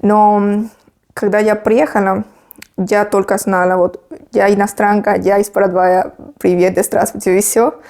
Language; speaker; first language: Russian; non-native, fluent; Spanish